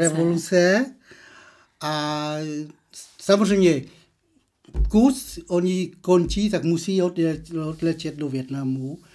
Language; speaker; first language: Czech; non-native, learner; Vietnamese